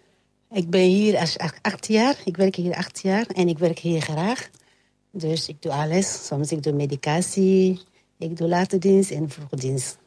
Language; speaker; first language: Dutch; non-native, learner; French